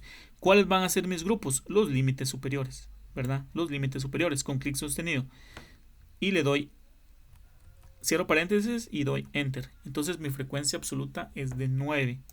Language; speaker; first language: Spanish; native; Spanish